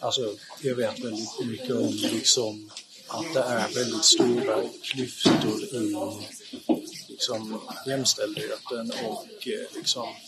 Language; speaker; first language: Norwegian; non-native, learner; Swedish